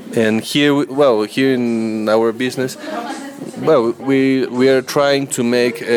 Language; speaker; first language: English; non-native, learner; Spanish